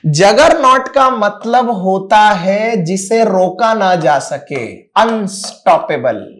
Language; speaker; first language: Hindi; non-native, local second language; Marathi